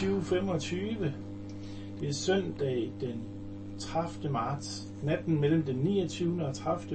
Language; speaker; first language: Danish; native; Danish